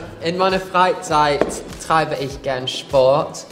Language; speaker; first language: German; non-native, fluent; English